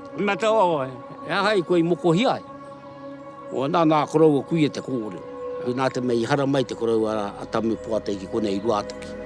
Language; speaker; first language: Māori; native; Māori